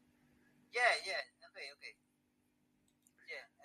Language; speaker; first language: English; non-native, learner; Spanish